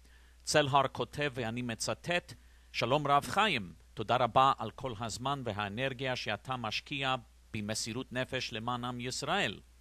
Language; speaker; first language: Hebrew; non-native, fluent; English